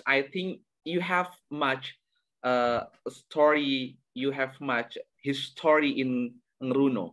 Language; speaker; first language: English; non-native, learner; Indonesian